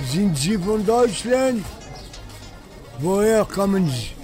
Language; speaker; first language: German; non-native, learner; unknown